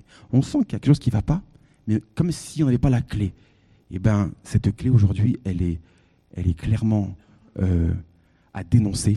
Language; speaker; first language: French; native; French